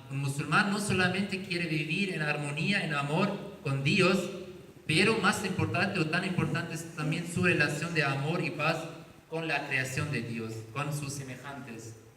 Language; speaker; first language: Spanish; non-native, learner; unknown